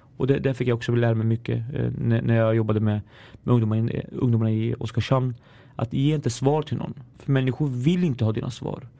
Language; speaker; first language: Swedish; early bilingual, other home language; Arabic